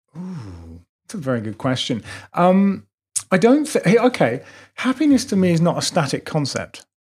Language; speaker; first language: English; native; English